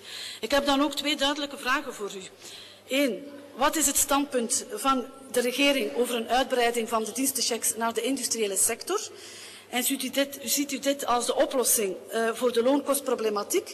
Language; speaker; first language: Dutch; native; Dutch